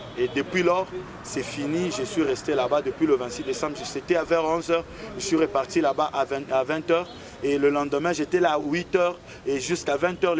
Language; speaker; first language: French; non-native, local second language; Swahili